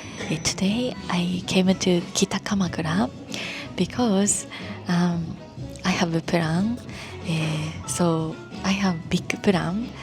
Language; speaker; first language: English; non-native, learner; Japanese